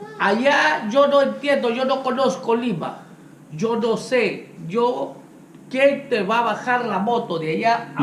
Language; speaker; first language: Spanish; native; Spanish